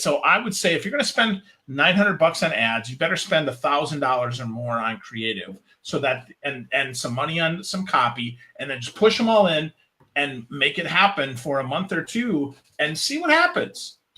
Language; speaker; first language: English; native; English